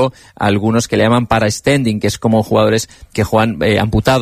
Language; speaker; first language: Spanish; native; Spanish